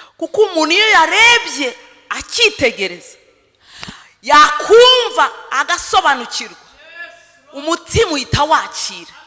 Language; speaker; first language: Kinyarwanda; early bilingual, heritage; Kinyarwanda